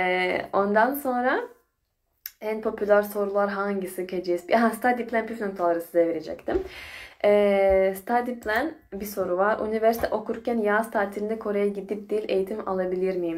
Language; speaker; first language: Turkish; non-native, fluent; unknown